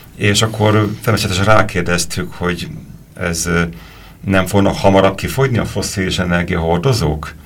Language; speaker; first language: Hungarian; native; Hungarian